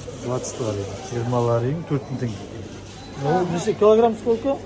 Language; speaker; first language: Russian; non-native, local second language; Kazakh